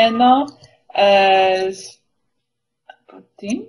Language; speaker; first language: Greek; non-native, learner; Polish